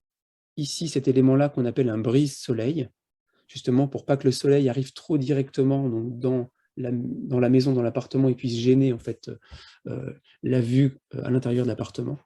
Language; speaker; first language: French; native; French